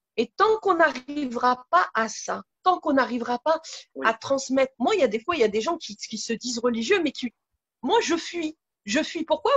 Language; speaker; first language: French; native; French